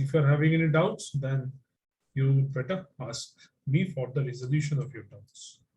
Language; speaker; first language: English; non-native, local second language; Bangla